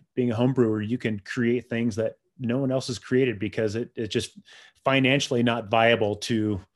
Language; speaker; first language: English; native; English